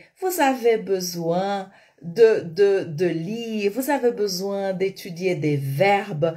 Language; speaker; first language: French; non-native, fluent; Portuguese